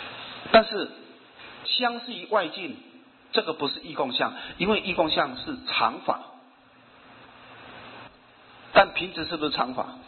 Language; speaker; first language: Chinese; native; Chinese